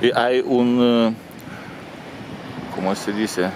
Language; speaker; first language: Spanish; non-native, learner; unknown